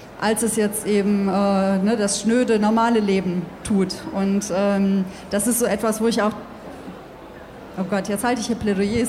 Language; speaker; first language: German; native; German